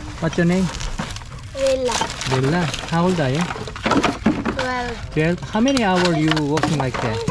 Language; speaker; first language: English; non-native, learner; Korean